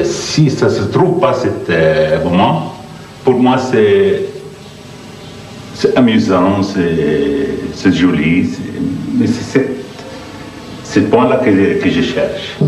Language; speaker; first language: French; non-native, fluent; Arabic